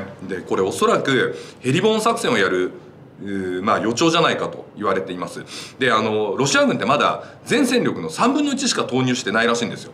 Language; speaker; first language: Japanese; native; Japanese